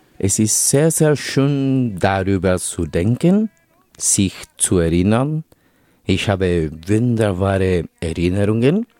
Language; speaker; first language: German; non-native, fluent; Spanish